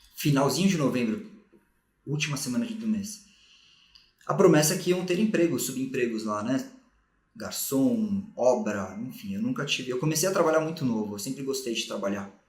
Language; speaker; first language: Portuguese; native; Portuguese